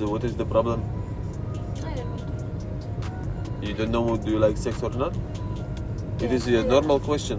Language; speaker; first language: English; non-native, learner; Russian